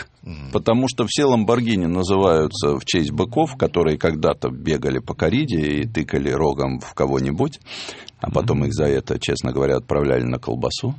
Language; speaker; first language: Russian; native; Russian